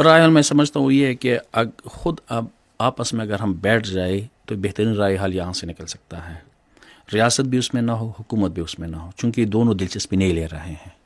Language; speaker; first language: Urdu; non-native, local second language; Pashto